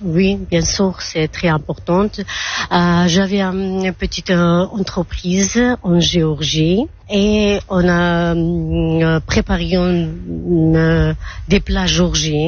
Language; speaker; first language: French; non-native, learner; Georgian